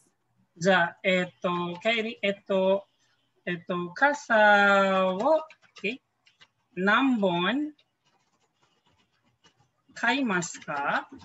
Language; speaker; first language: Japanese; non-native, fluent; Filipino